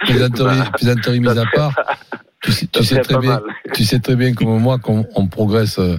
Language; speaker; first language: French; native; French